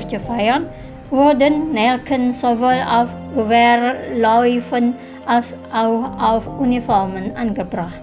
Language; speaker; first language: German; non-native, fluent; Indonesian